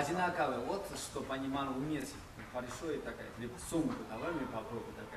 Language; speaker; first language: Russian; non-native, learner; Chinese